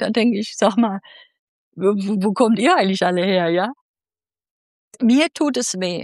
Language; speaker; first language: German; native; German